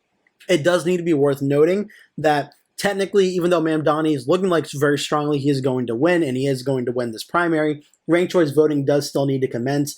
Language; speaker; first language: English; native; English